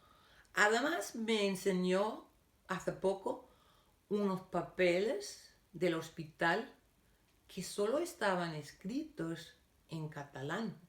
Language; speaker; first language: Spanish; non-native, fluent; Danish